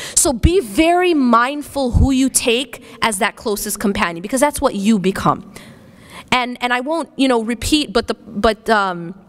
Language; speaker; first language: English; native; English